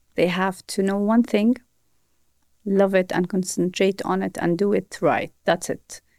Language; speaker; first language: English; non-native, fluent; Arabic